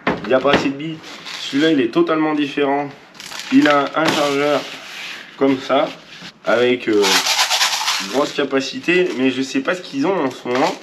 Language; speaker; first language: French; native; French